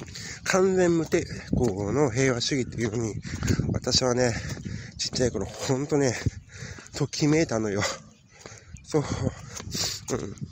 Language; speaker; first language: Japanese; native; Japanese